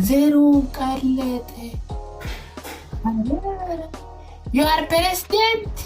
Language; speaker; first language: English; non-native, learner; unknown